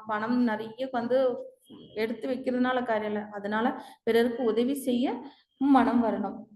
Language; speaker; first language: Tamil; non-native, local second language; Malayalam